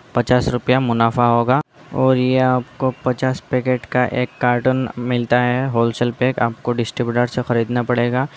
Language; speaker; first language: Hindi; non-native, local second language; Assamese